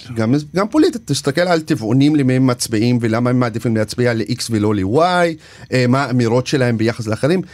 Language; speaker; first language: Hebrew; non-native, local second language; Arabic